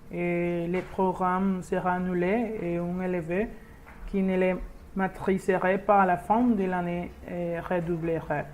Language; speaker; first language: French; non-native, learner; Spanish